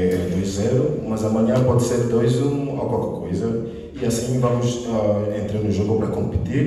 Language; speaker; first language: Portuguese; non-native, fluent; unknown